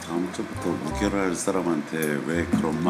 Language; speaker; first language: Korean; native; Korean